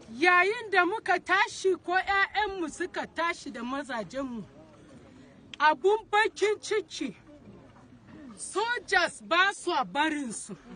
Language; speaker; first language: Hausa; non-native, local second language; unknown